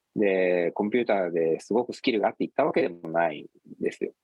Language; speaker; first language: Japanese; native; Japanese